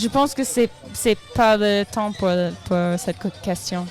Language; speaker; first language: French; non-native, learner; English